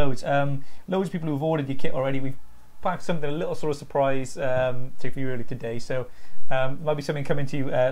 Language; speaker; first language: English; native; English